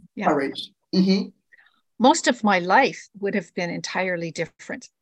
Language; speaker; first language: English; early bilingual, other home language; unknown